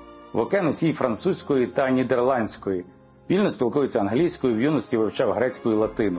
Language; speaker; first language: Ukrainian; native; Ukrainian